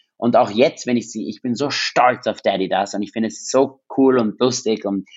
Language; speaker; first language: German; non-native, local second language; English